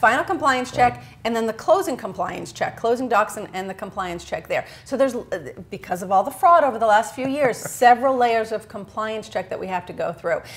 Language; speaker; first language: English; native; English